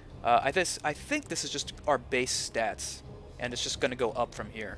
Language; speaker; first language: English; native; English